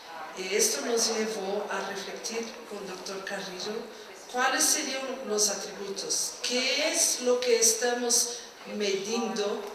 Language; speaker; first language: Spanish; non-native, fluent; Portuguese